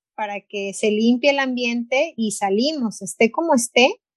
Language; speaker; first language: Spanish; native; Spanish